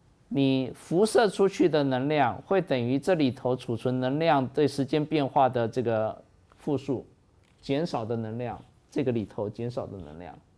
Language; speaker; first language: Chinese; native; Chinese